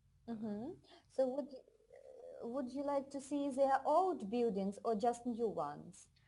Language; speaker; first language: English; non-native, fluent; Russian